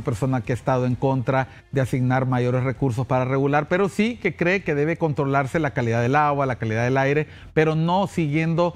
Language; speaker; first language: Spanish; native; Spanish